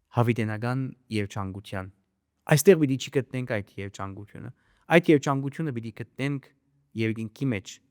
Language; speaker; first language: Armenian; early bilingual, heritage; Armenian